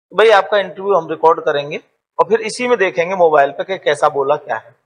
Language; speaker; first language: Hindi; native; Hindi